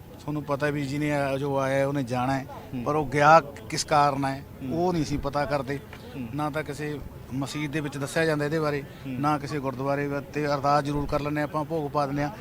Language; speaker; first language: Punjabi; native; Punjabi